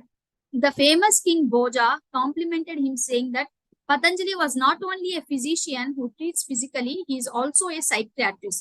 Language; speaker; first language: English; non-native, local second language; Telugu